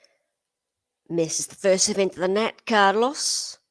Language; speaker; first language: English; native; English